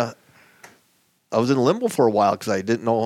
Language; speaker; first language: English; native; English